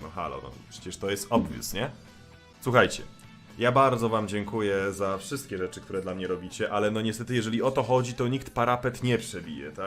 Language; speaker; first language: Polish; native; Polish